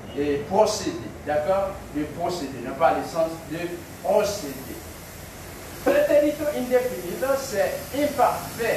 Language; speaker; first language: French; non-native, local second language; Haitian Creole